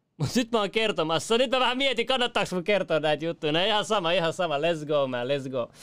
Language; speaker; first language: Finnish; early bilingual, other home language; Persian